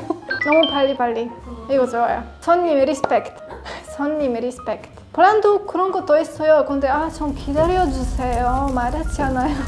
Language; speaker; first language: Korean; non-native, learner; Polish